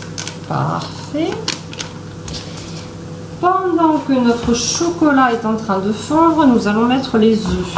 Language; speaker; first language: French; native; French